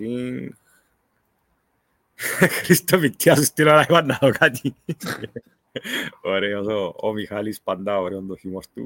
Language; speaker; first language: Greek; native; Greek